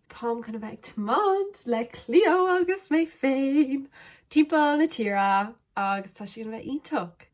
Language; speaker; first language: Irish; non-native, local second language; English